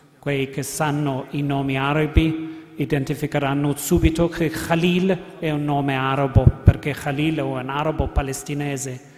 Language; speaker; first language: Italian; non-native, learner; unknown